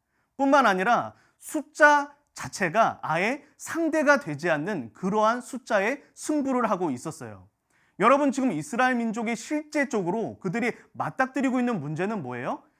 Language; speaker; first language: Korean; native; Korean